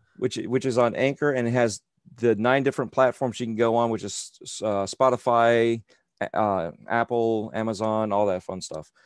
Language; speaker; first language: English; native; English